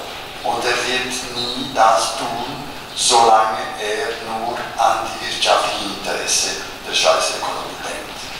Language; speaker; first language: German; non-native, local second language; Italian